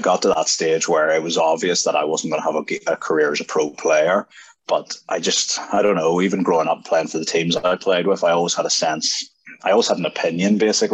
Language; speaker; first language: English; native; English